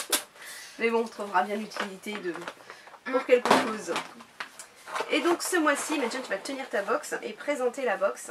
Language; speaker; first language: French; native; French